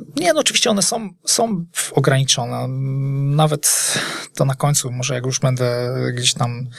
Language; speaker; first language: Polish; native; Polish